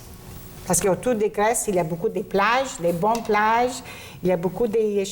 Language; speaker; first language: French; non-native, local second language; Greek